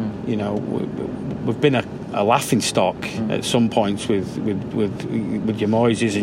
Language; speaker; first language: English; native; English